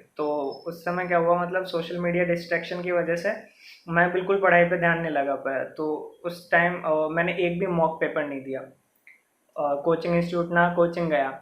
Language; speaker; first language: Hindi; native; Hindi